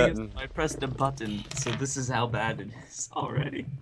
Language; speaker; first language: English; native; English